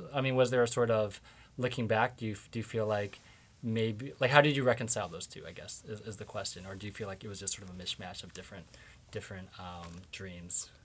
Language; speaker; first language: English; native; English